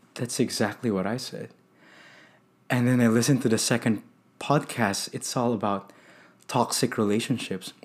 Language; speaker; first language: English; non-native, local second language; Filipino